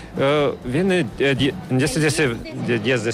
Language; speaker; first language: Spanish; non-native, learner; Russian